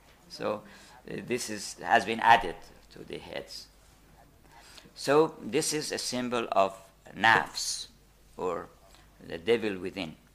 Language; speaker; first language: English; non-native, fluent; Persian